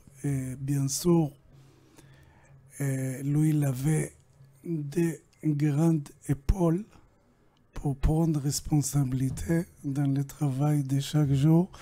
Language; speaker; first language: French; non-native, learner; Hebrew